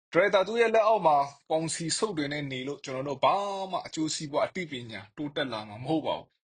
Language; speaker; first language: Burmese; non-native, local second language; Kachin